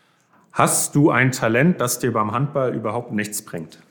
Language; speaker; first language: German; native; German